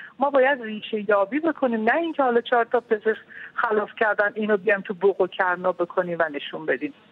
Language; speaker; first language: Persian; native; Persian